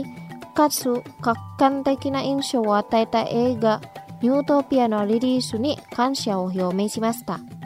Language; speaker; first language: Japanese; non-native, fluent; Indonesian